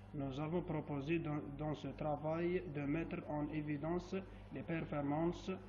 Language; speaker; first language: French; non-native, local second language; Arabic